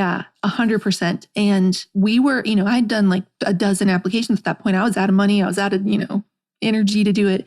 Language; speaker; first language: English; native; English